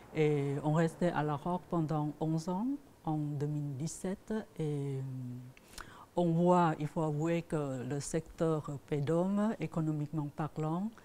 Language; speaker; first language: French; non-native, fluent; Thai